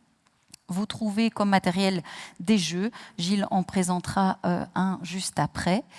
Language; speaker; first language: French; native; French